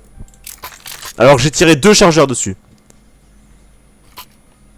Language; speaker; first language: French; native; French